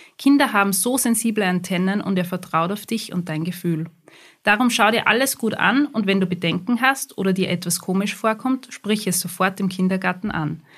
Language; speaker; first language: German; native; German